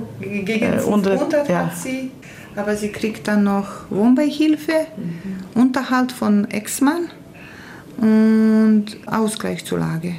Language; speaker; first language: German; non-native, fluent; Croatian